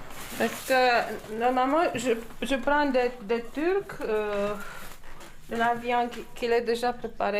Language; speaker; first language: French; non-native, fluent; Romanian